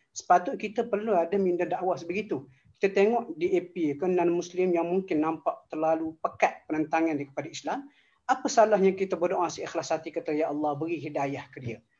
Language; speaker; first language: Malay; native; Malay